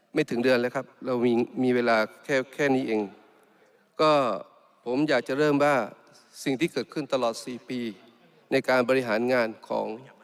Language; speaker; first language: Thai; non-native, local second language; Malay